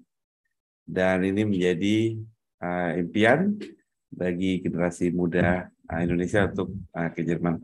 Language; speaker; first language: Indonesian; native; Indonesian